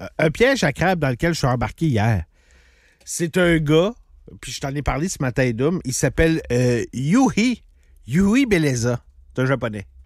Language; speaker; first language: French; native; French